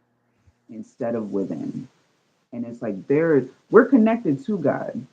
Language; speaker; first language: English; native; English